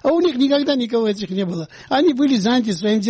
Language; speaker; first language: Russian; non-native, local second language; Georgian